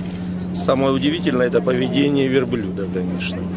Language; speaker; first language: Russian; native; Russian